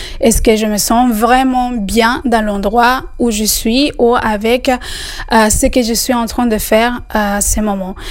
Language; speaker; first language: French; non-native, fluent; Spanish